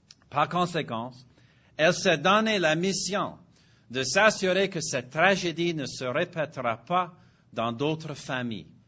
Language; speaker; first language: French; non-native, fluent; English